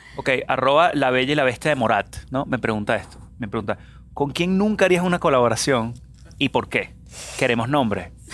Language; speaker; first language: Spanish; native; Spanish